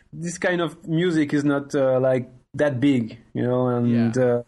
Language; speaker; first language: English; non-native, fluent; French